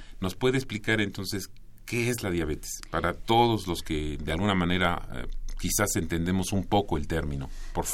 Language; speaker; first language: Spanish; native; Spanish